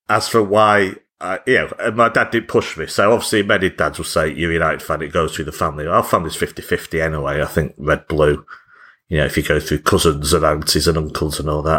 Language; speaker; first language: English; native; English